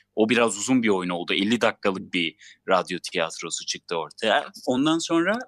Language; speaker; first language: Turkish; non-native, local second language; Armenian